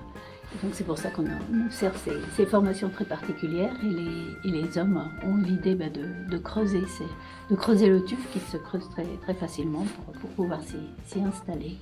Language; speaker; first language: French; native; French